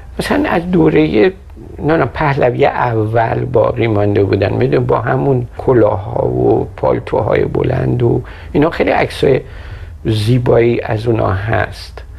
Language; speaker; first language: Persian; native; Persian